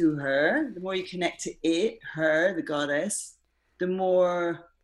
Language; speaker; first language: English; native; English